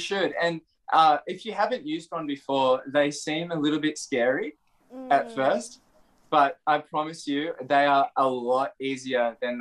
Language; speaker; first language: English; native; English